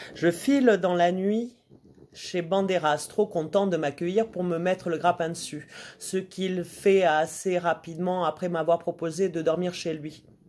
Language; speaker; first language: French; native; French